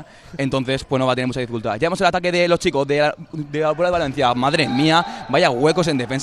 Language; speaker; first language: Spanish; native; Spanish